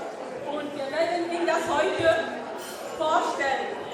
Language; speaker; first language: German; non-native, learner; French